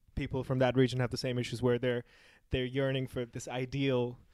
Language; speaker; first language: English; non-native, local second language; Urdu